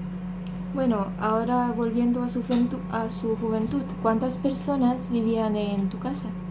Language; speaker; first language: Spanish; early bilingual, other home language; Romanian